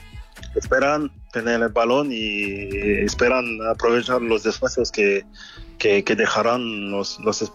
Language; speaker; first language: Spanish; non-native, fluent; French